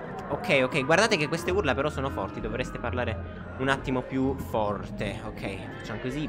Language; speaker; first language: Italian; native; Italian